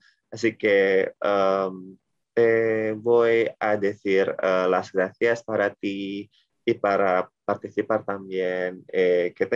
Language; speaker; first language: Spanish; non-native, learner; Indonesian